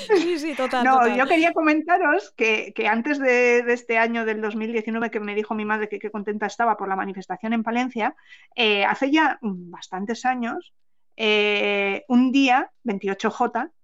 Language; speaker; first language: Spanish; native; Spanish